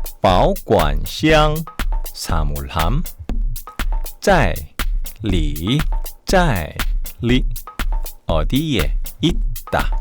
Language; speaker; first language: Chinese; non-native, fluent; Korean